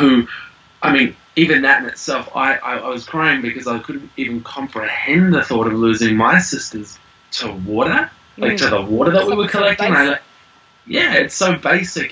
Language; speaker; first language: English; native; English